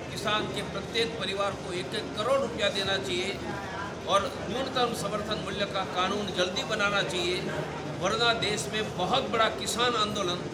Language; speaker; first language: Hindi; native; Hindi